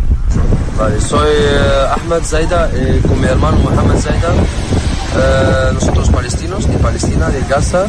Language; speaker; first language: Spanish; non-native, learner; Arabic